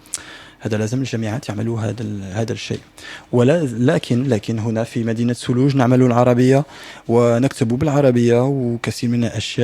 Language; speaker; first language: Arabic; non-native, learner; French